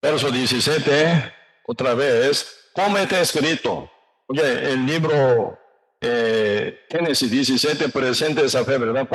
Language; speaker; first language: Spanish; non-native, learner; Korean